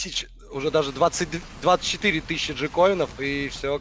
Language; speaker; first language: Russian; native; Russian